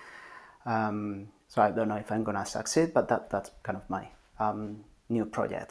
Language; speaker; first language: English; non-native, fluent; Spanish